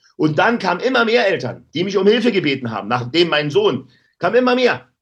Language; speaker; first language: German; native; German